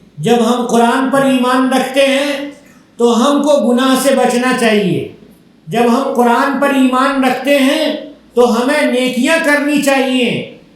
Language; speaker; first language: Urdu; native; Urdu